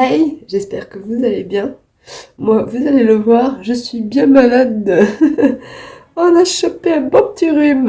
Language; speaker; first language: French; native; French